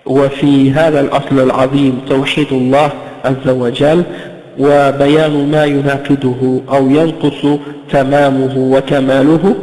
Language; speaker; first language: Arabic; non-native, fluent; French